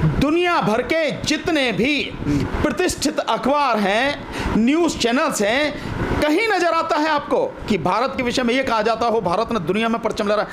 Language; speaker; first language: Hindi; native; Hindi